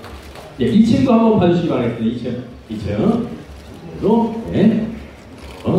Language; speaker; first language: Korean; native; Korean